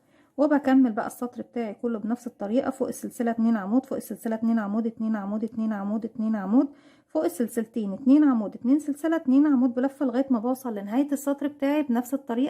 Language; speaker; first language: Arabic; native; Arabic